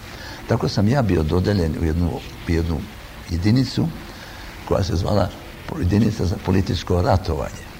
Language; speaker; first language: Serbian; early bilingual, heritage; Croatian